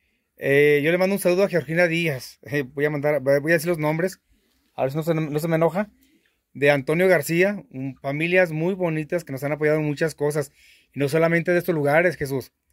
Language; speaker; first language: Spanish; native; Spanish